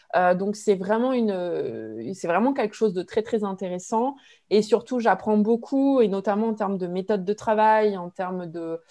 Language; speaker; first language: French; native; French